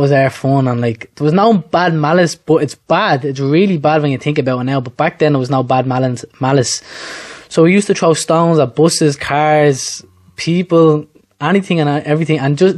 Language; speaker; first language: English; native; English